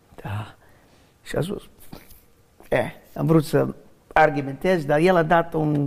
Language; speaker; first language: Romanian; non-native, learner; English